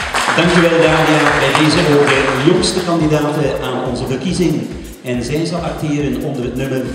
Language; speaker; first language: Dutch; native; Dutch